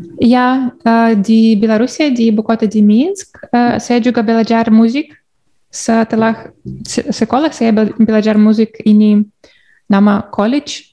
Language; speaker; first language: Indonesian; non-native, learner; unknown